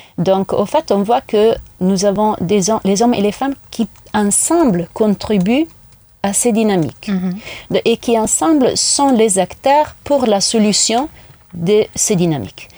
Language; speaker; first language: French; non-native, fluent; Italian